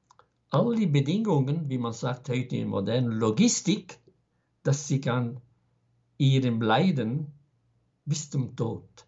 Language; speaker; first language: German; non-native, fluent; Arabic